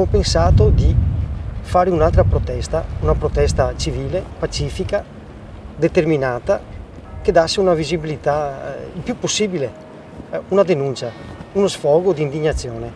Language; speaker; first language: Italian; native; Italian